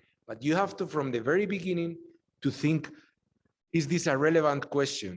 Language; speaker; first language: English; non-native, fluent; Spanish